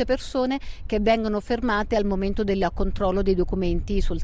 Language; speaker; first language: Italian; native; Italian